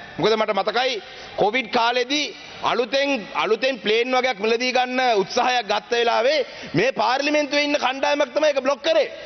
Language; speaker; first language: Sinhala; non-native, local second language; Tamil